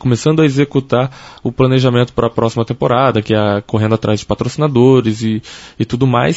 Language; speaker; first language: Portuguese; native; Portuguese